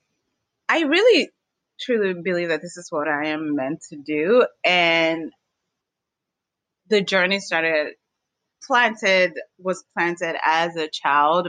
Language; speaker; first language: English; native; English